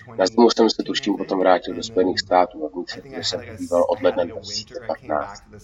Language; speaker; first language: Czech; non-native, fluent; English